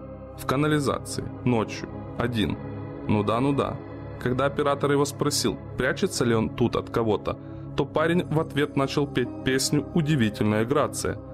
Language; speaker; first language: Russian; native; Russian